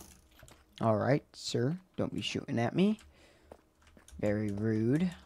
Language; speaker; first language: English; native; English